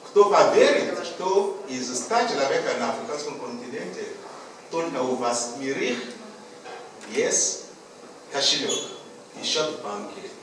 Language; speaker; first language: Russian; non-native, fluent; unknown